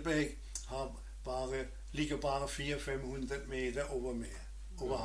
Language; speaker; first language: Danish; non-native, learner; German